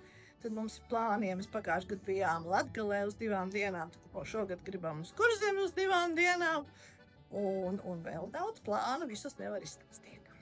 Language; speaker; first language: Latvian; native; Latvian